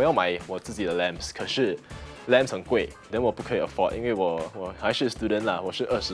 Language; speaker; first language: Chinese; non-native, local second language; English